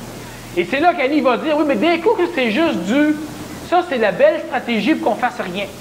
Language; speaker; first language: French; native; French